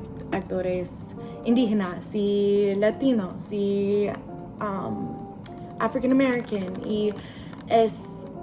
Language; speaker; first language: Spanish; non-native, learner; English